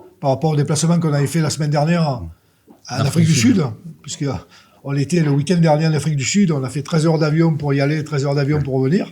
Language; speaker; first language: French; native; French